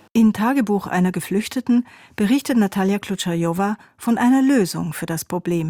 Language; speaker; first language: German; native; German